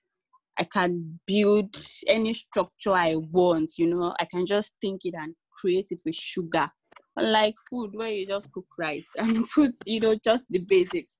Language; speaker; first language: English; non-native, local second language; Yoruba